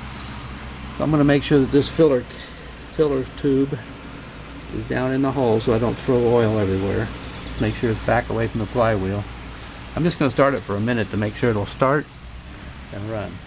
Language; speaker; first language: English; native; English